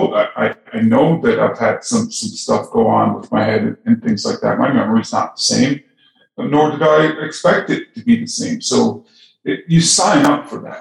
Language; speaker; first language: English; native; English